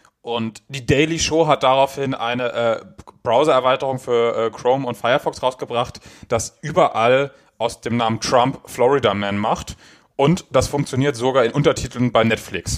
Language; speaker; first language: German; native; German